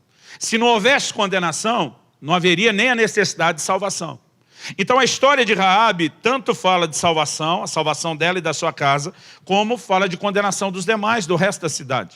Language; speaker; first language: Portuguese; native; Portuguese